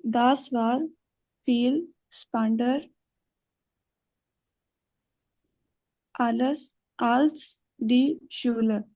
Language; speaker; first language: German; non-native, learner; Hindi